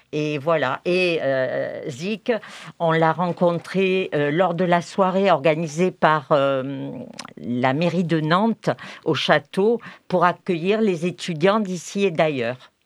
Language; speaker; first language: French; native; French